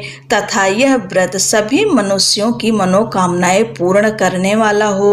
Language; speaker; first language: Hindi; native; Hindi